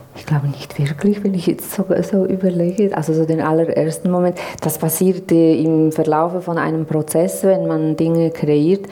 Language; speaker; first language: German; non-native, fluent; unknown